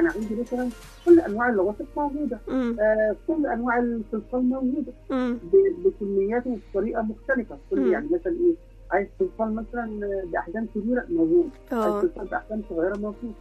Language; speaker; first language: Arabic; native; Arabic